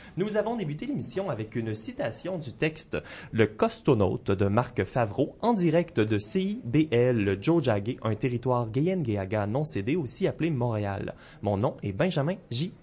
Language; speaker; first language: French; native; French